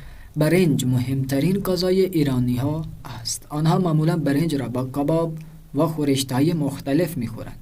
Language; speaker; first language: Persian; non-native, fluent; Urdu